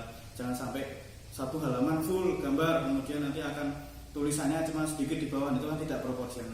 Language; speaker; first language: Indonesian; native; Indonesian